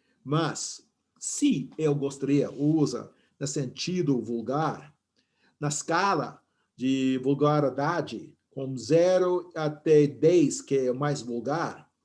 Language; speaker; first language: Portuguese; non-native, fluent; English